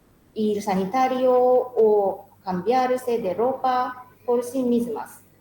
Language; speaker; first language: Spanish; non-native, learner; Japanese